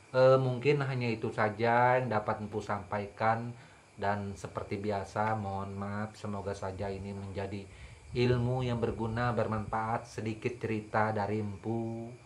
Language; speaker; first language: Indonesian; non-native, local second language; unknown